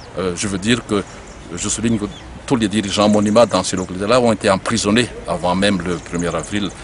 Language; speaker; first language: French; non-native, local second language; Malagasy